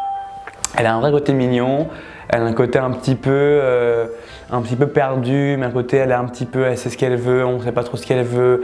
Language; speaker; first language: French; native; French